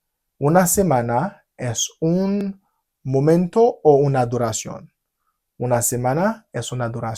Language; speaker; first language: Spanish; non-native, fluent; Haitian Creole